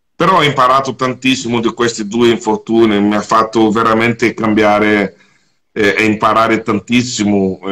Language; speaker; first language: Italian; non-native, fluent; Portuguese